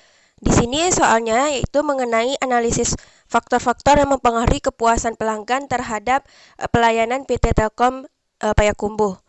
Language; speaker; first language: Indonesian; native; Indonesian